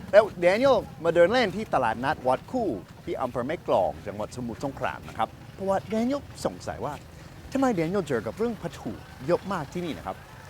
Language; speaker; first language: Thai; non-native, fluent; English